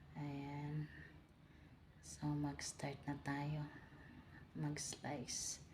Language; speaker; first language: Filipino; native; Filipino